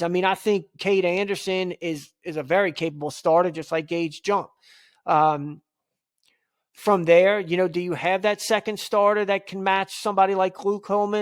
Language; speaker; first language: English; native; English